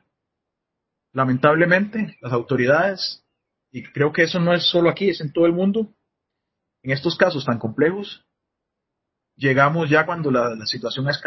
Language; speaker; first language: Spanish; native; Spanish